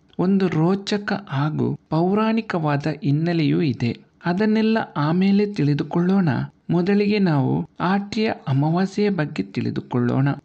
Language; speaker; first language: Kannada; non-native, local second language; Tulu